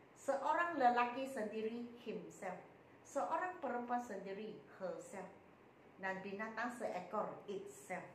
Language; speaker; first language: Malay; native; Malay